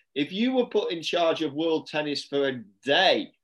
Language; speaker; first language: English; native; English